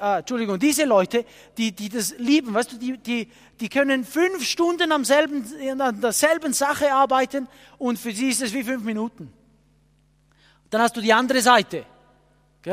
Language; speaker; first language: German; non-native, fluent; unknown